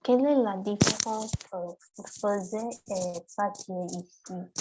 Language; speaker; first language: French; non-native, learner; Chinese